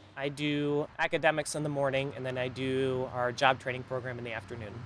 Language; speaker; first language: English; native; English